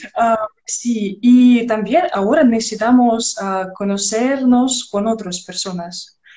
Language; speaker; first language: Spanish; non-native, learner; Russian